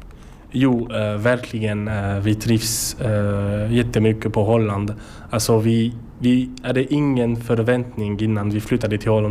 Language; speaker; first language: Swedish; non-native, learner; French